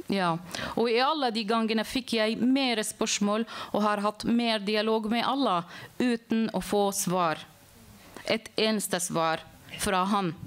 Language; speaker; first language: Norwegian; non-native, fluent; Arabic